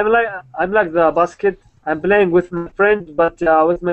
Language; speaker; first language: English; non-native, learner; Arabic